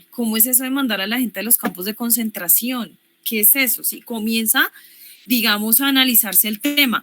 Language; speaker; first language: Spanish; native; Spanish